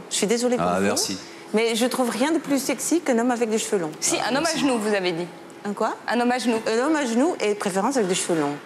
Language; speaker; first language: French; non-native, fluent; Dutch